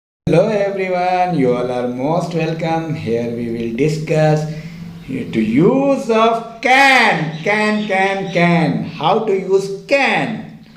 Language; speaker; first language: English; non-native, local second language; Hindi